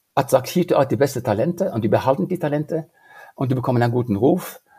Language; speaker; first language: German; non-native, fluent; Norwegian